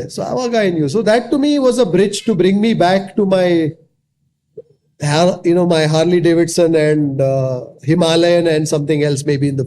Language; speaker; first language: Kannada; non-native, local second language; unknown